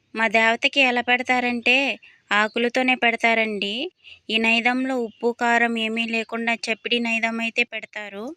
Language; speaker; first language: Telugu; non-native, local second language; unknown